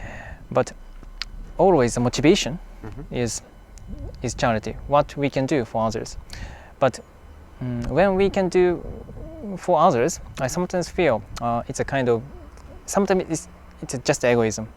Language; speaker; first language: English; non-native, fluent; Japanese